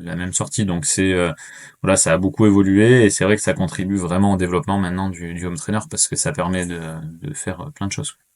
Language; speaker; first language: French; native; French